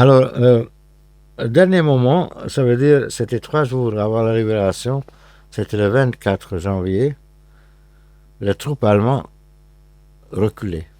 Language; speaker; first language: French; non-native, fluent; Hungarian